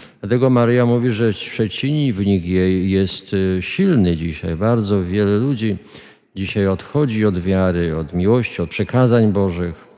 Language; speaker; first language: Polish; native; Polish